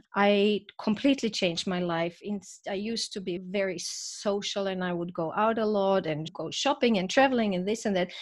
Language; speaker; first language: English; non-native, fluent; Croatian